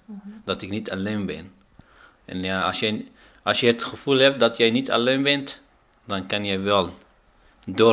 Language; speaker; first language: Dutch; non-native, fluent; Arabic